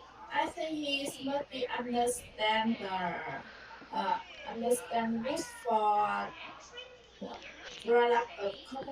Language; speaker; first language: English; non-native, learner; Vietnamese